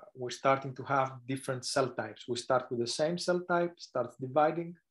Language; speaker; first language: English; non-native, fluent; Greek